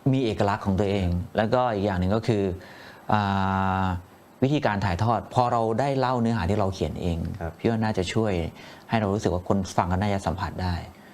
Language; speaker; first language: Thai; native; Thai